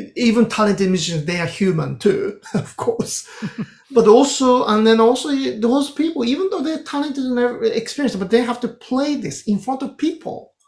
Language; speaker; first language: English; non-native, fluent; Japanese